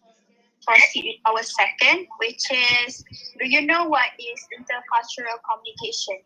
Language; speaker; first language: English; non-native, local second language; Malay